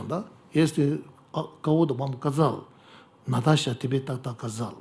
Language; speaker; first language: Russian; non-native, learner; Tibetan